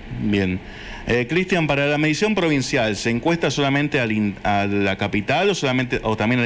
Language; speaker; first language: Spanish; native; Spanish